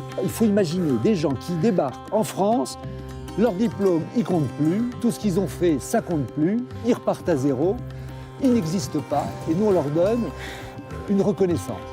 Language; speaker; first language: French; native; French